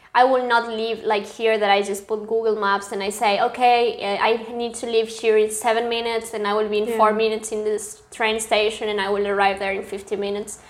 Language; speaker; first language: English; non-native, fluent; Spanish